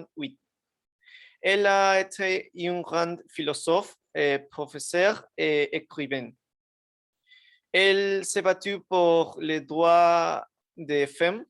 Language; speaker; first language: French; non-native, learner; Spanish